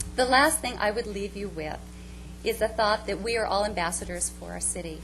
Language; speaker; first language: English; native; English